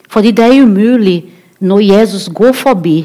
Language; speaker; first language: Norwegian; non-native, learner; Portuguese